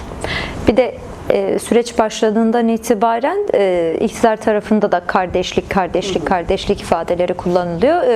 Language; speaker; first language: Turkish; native; Turkish